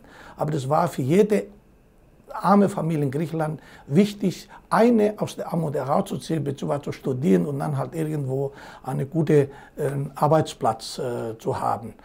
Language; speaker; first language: German; non-native, fluent; Greek